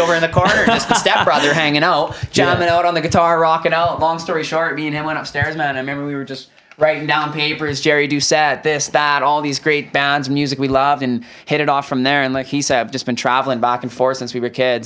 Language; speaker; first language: English; native; English